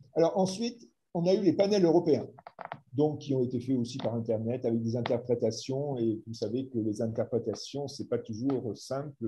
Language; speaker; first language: French; native; French